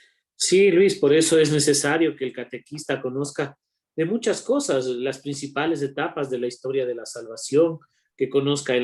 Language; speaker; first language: Spanish; native; Spanish